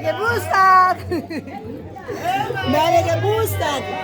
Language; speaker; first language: German; non-native, learner; Lingala